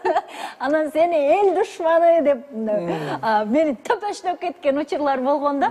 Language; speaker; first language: Kyrgyz; native; Kyrgyz